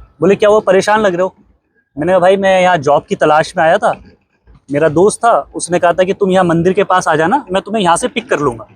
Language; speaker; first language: Hindi; native; Hindi